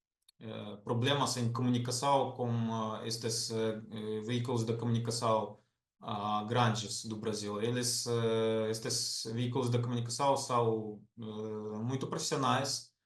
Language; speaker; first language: Portuguese; non-native, fluent; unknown